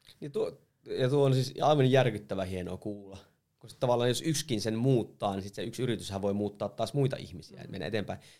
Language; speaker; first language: Finnish; native; Finnish